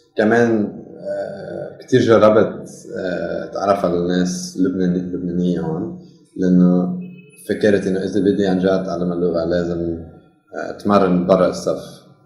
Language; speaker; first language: Arabic; non-native, learner; Dutch